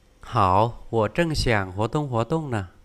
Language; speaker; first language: Chinese; non-native, fluent; Vietnamese